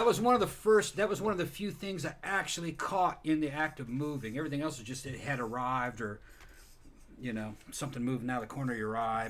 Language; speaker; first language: English; native; English